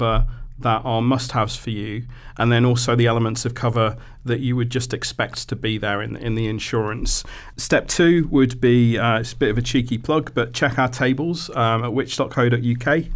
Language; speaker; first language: English; native; English